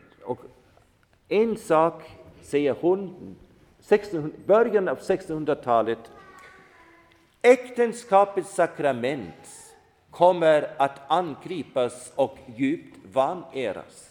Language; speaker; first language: Swedish; non-native, fluent; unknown